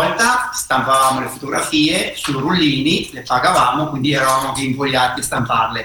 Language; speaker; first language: Italian; native; Italian